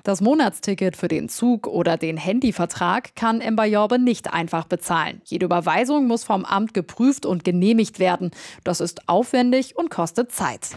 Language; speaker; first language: German; native; German